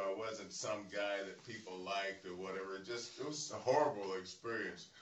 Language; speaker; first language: English; native; English